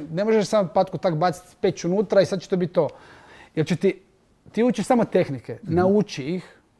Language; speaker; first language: Croatian; native; Croatian